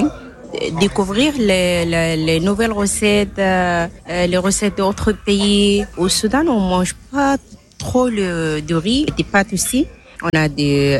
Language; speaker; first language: French; non-native, learner; Arabic